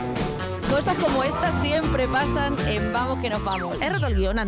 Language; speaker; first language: Spanish; native; Spanish